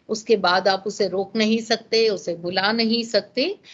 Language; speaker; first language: Hindi; non-native, local second language; Gujarati